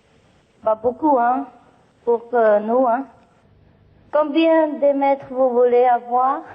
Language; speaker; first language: French; non-native, fluent; Vietnamese